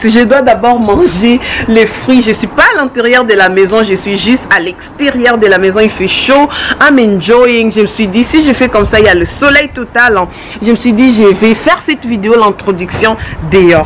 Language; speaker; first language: French; non-native, local second language; Lingala